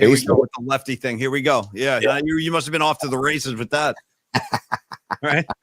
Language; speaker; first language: English; native; English